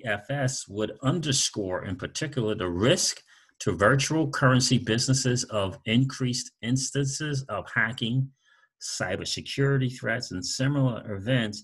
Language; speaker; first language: English; native; English